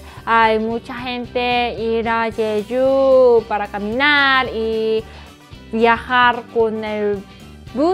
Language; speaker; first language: Spanish; non-native, fluent; Korean